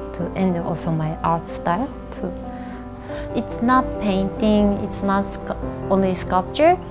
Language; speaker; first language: English; non-native, learner; Japanese